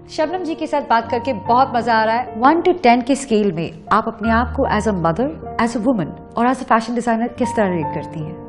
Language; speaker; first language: Urdu; native; Urdu